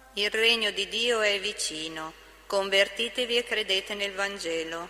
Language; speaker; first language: Italian; native; Italian